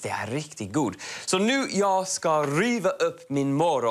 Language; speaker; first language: Swedish; non-native, learner; English